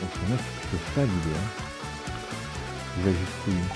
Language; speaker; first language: French; native; French